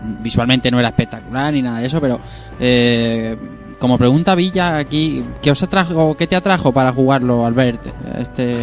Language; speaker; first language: Spanish; native; Spanish